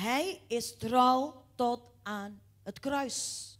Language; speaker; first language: Dutch; non-native, fluent; Indonesian